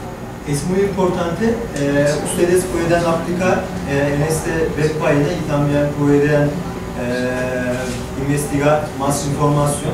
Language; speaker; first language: Spanish; non-native, learner; Turkish